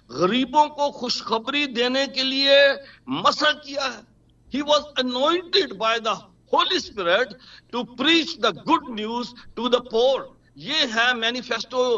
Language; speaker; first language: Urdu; non-native, local second language; Punjabi